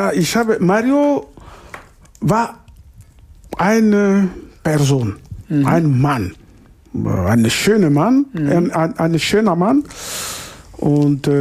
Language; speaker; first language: German; non-native, learner; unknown